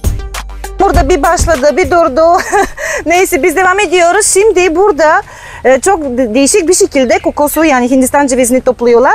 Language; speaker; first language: Turkish; non-native, fluent; Bulgarian